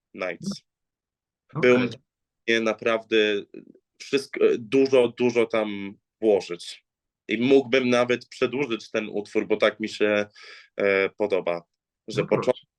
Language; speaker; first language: Polish; early bilingual, heritage; English